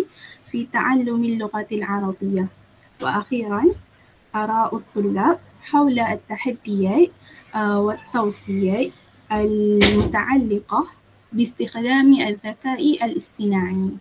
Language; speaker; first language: Arabic; non-native, learner; Malay